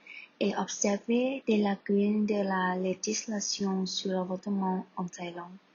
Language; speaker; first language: French; non-native, learner; Thai